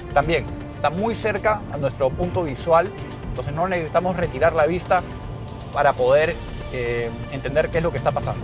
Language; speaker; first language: Spanish; native; Spanish